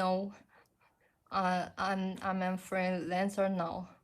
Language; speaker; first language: English; non-native, learner; Chinese